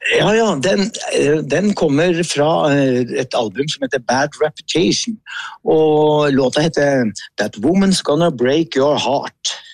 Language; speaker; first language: Norwegian; native; Norwegian